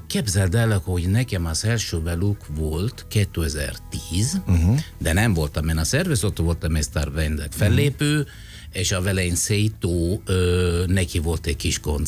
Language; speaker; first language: Hungarian; non-native, fluent; Italian